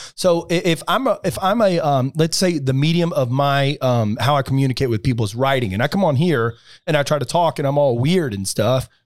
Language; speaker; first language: English; native; English